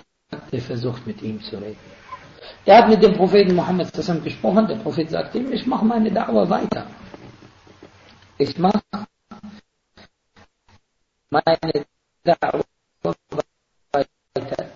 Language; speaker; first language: German; non-native, fluent; Arabic